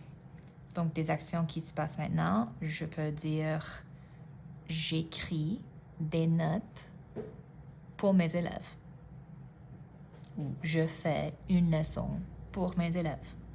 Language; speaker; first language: French; non-native, fluent; English